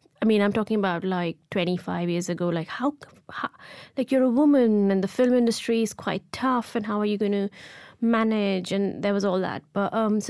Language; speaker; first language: English; non-native, local second language; Gujarati